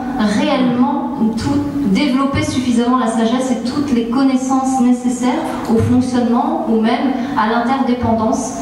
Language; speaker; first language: French; native; French